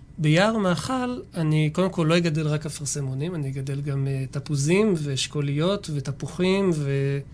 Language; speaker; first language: Hebrew; native; Hebrew